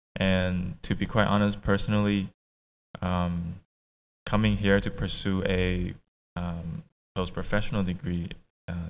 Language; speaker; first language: English; native; English